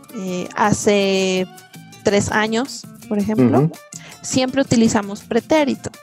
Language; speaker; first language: Spanish; native; Spanish